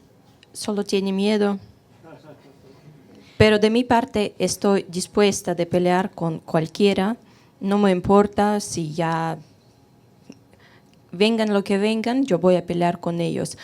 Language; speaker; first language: Spanish; non-native, fluent; Russian